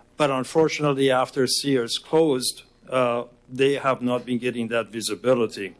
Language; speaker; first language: English; non-native, fluent; Persian